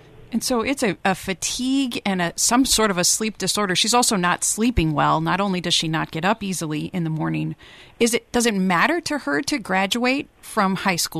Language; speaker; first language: English; native; English